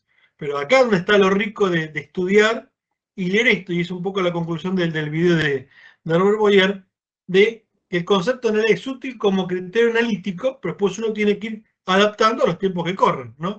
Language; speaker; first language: Spanish; native; Spanish